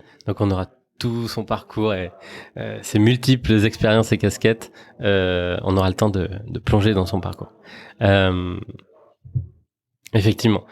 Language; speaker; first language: French; native; French